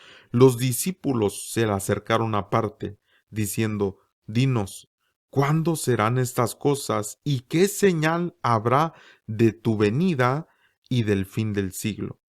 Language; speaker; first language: Spanish; native; Spanish